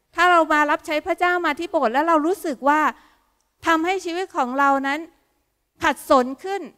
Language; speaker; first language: Thai; native; Thai